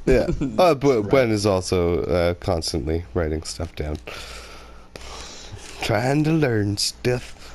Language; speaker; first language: English; native; English